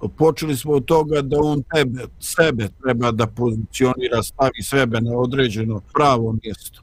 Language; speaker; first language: Bosnian; native; Bosnian